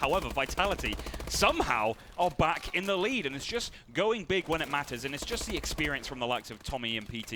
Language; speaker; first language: English; native; English